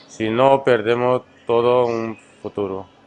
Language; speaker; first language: Spanish; non-native, fluent; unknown